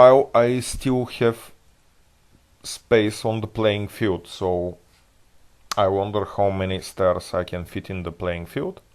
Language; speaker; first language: English; non-native, fluent; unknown